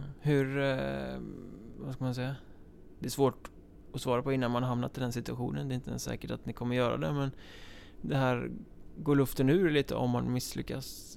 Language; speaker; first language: Swedish; native; Swedish